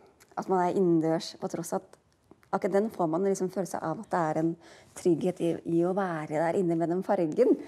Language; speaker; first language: Norwegian; native; Norwegian